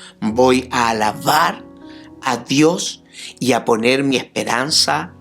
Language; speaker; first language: Spanish; native; Spanish